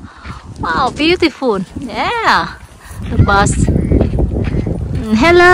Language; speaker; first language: English; non-native, local second language; Vietnamese